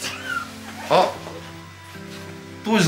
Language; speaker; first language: Japanese; native; Japanese